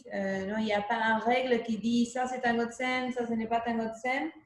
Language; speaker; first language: French; non-native, fluent; Spanish